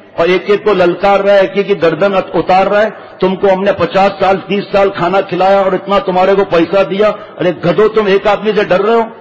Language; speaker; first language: Urdu; native; Urdu